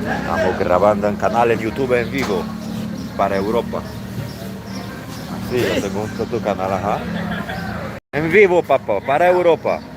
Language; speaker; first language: Spanish; non-native, learner; Polish